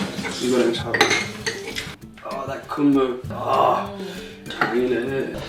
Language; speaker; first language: Korean; non-native, learner; English